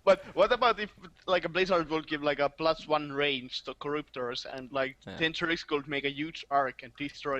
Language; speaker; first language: English; non-native, fluent; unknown